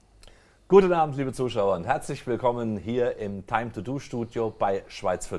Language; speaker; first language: German; native; German